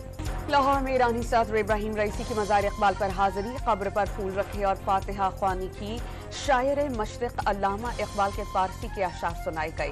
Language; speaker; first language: Urdu; native; Urdu